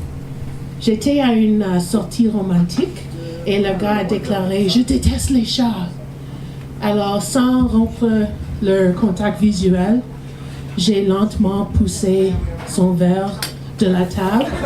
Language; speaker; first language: French; non-native, learner; English